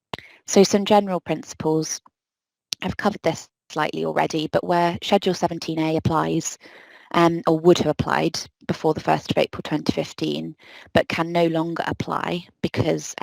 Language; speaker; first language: English; native; English